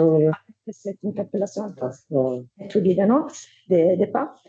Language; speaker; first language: French; non-native, fluent; Italian